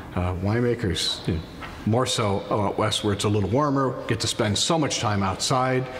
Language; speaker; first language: English; native; English